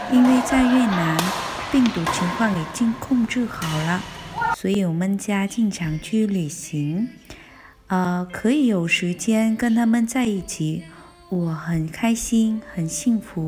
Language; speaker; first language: Chinese; non-native, fluent; Vietnamese